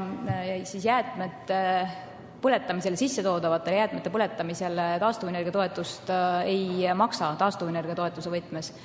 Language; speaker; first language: Estonian; native; Estonian